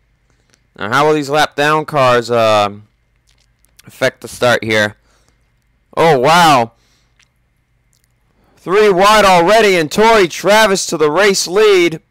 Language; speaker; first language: English; native; English